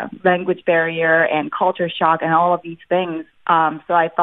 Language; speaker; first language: English; non-native, fluent; Korean